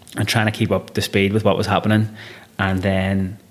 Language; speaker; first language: English; non-native, local second language; Irish